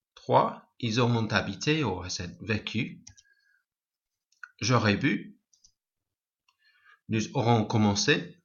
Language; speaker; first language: French; non-native, fluent; English